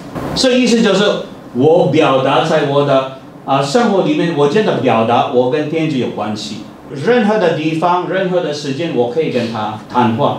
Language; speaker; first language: Chinese; non-native, fluent; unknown